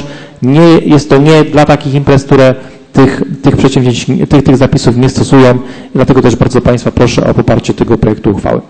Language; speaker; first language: Polish; native; Polish